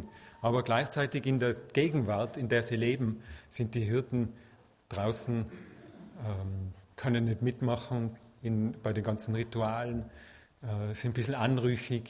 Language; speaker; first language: German; native; German